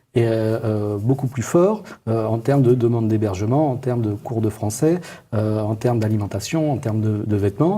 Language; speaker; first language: French; native; French